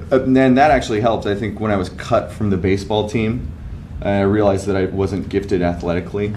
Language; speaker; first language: English; native; English